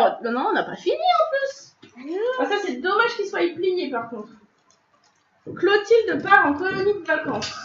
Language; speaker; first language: French; native; French